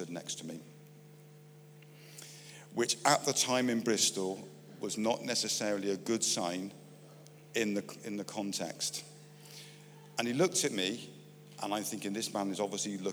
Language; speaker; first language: English; native; English